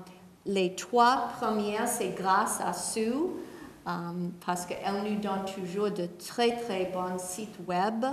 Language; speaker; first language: French; non-native, fluent; English